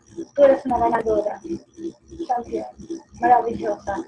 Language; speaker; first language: Spanish; native; Spanish